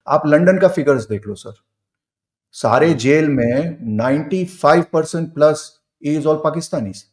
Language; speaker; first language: Hindi; non-native, local second language; Gujarati